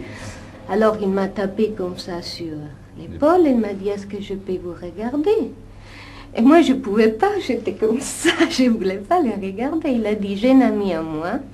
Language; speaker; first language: French; non-native, fluent; Italian